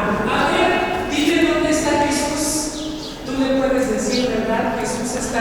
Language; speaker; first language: Spanish; native; Spanish